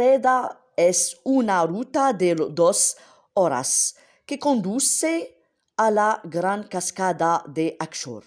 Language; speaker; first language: Spanish; non-native, learner; Arabic